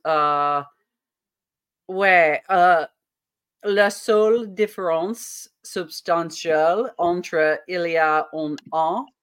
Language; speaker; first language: French; non-native, learner; English